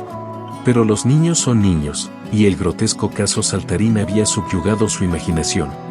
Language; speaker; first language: Spanish; native; Spanish